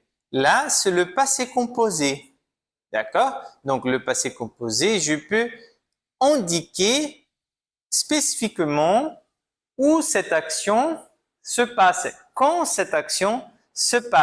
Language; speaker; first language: French; non-native, fluent; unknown